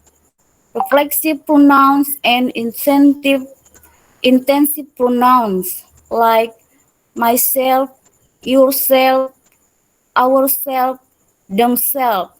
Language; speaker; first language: English; non-native, learner; Indonesian